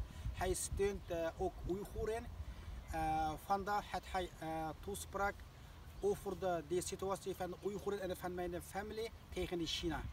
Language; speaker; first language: Dutch; non-native, learner; Uyghur